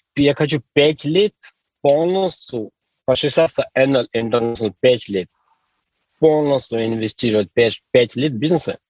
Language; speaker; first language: Russian; non-native, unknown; Hindi